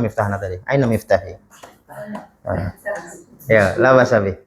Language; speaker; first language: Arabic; non-native, fluent; Indonesian